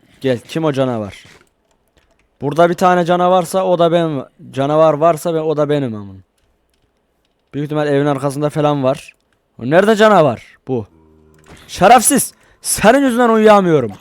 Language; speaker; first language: Turkish; native; Turkish